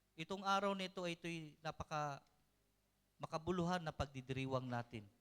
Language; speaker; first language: Filipino; non-native, local second language; Cebuano